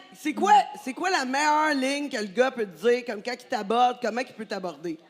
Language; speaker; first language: French; native; French